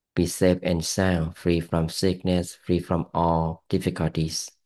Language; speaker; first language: English; non-native, fluent; Thai